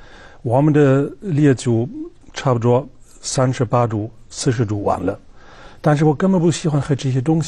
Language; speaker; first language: Chinese; non-native, fluent; German